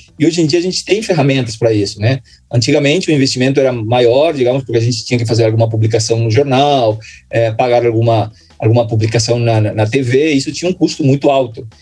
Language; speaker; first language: Portuguese; non-native, fluent; Spanish